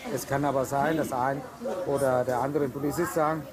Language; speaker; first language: German; non-native, fluent; Thai